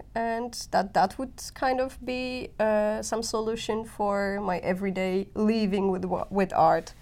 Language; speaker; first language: English; non-native, fluent; Polish